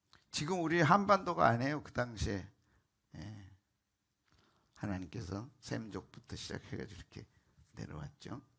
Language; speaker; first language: Korean; native; Korean